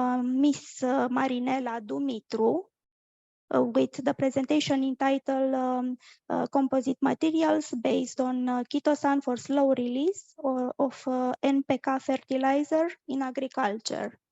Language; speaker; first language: English; non-native, fluent; Romanian